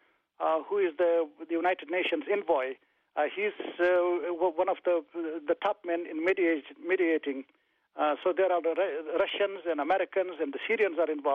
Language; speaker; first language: English; non-native, fluent; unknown